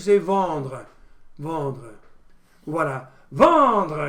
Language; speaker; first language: French; non-native, fluent; English